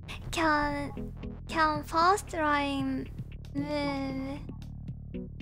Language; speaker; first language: English; non-native, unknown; Japanese